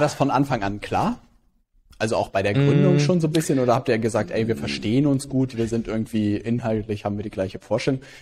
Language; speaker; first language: German; native; German